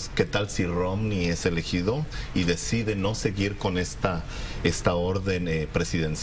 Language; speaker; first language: Spanish; native; Spanish